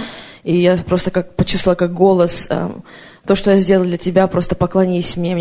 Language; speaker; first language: Russian; native; Russian